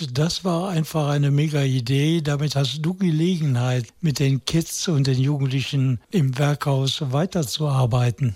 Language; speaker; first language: German; native; German